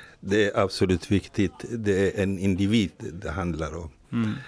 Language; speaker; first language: Swedish; non-native, fluent; Tigrinya